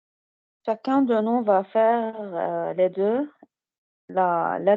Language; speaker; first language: French; non-native, learner; Arabic